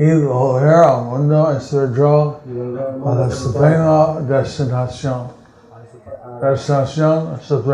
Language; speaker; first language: Spanish; non-native, learner; English